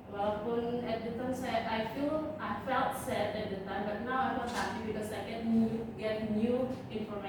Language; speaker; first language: English; non-native, learner; Indonesian